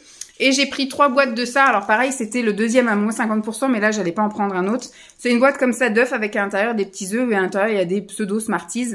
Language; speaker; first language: French; native; French